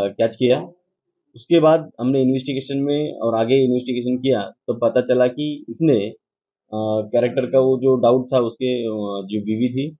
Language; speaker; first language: Hindi; non-native, local second language; Marathi